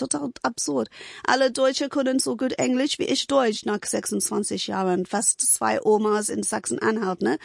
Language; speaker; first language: German; non-native, fluent; English